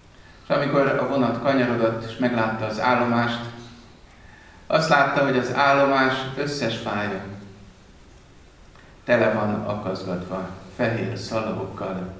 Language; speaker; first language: Hungarian; native; Hungarian